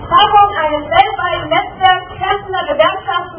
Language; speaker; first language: German; native; German